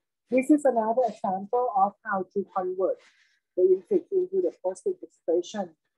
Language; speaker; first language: English; non-native, fluent; Thai